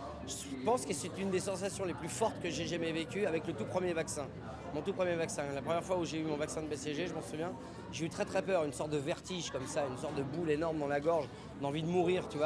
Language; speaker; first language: French; native; French